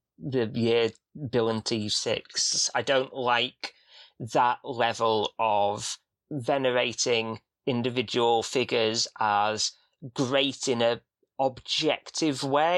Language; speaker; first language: English; native; English